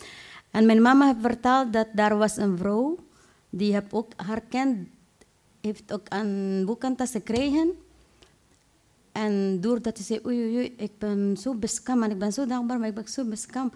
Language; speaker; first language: Dutch; non-native, fluent; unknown